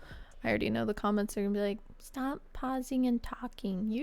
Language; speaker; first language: English; native; English